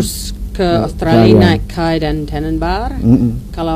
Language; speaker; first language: Indonesian; non-native, learner; English